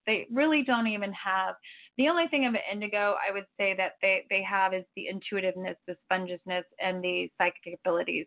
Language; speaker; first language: English; native; English